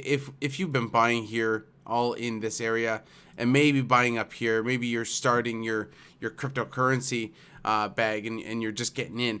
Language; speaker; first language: English; native; English